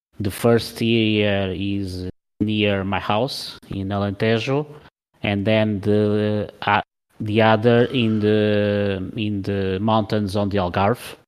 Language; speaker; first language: English; non-native, learner; Portuguese